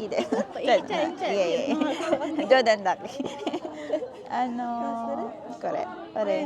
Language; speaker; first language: Japanese; non-native, learner; Filipino